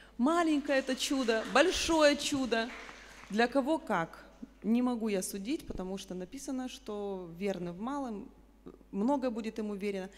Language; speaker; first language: Russian; native; Russian